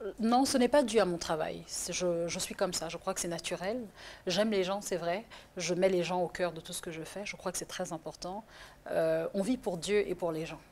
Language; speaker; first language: French; native; French